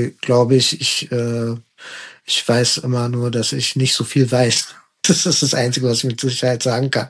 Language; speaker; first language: German; early bilingual, other home language; Persian